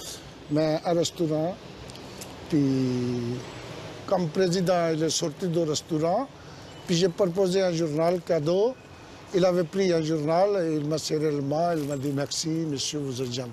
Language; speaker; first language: French; non-native, learner; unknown